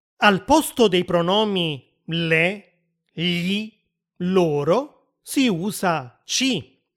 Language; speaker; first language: Italian; native; Italian